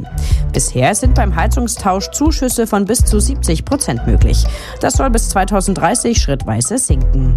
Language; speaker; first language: German; native; German